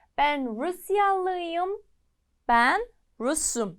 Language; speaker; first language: Turkish; non-native, fluent; Korean